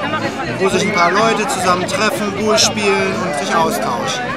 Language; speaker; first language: German; native; German